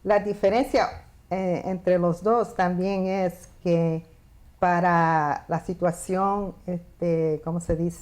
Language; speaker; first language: Spanish; early bilingual, heritage; Spanish